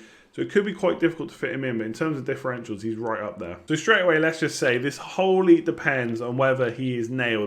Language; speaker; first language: English; native; English